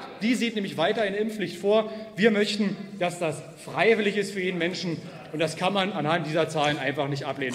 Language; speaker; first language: German; native; German